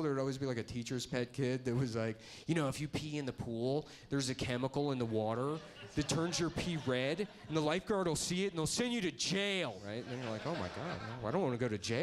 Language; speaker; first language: English; native; English